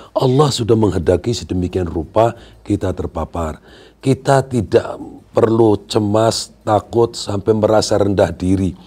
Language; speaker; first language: Indonesian; non-native, local second language; Sundanese